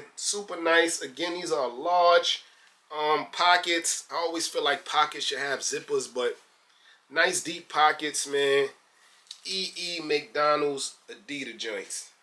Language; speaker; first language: English; native; English